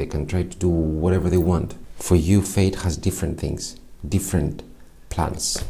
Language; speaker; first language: English; non-native, fluent; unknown